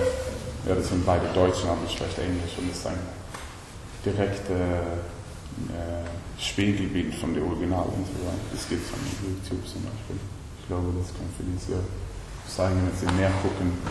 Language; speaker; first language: German; non-native, learner; Swedish